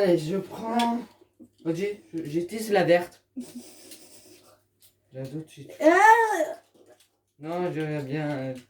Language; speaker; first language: French; native; French